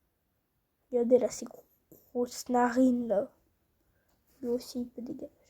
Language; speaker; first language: French; native; French